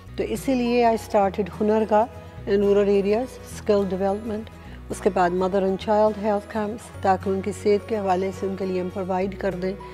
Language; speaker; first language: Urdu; early bilingual, heritage; Hindi